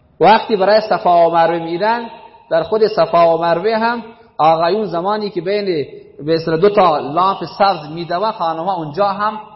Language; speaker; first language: Persian; non-native, local second language; Baluchi